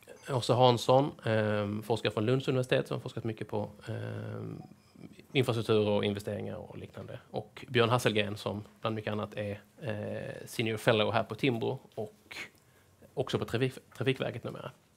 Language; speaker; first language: Swedish; native; Swedish